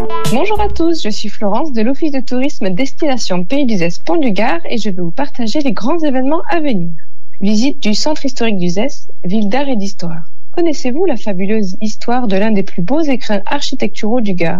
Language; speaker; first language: French; native; French